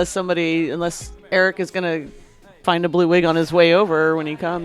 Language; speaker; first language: English; native; English